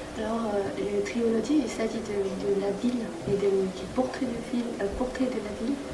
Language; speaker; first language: French; non-native, fluent; Korean